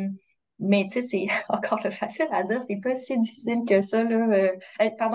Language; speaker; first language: French; native; French